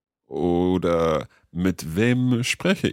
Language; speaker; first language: German; non-native, learner; English